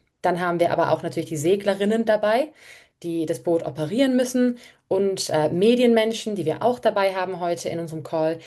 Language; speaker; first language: German; native; German